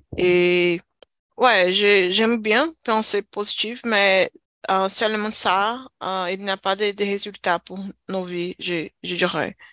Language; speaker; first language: French; non-native, learner; Portuguese